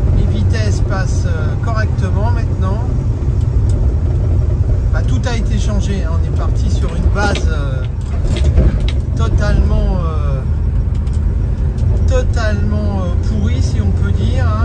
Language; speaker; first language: French; native; French